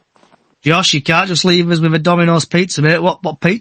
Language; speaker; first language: English; native; English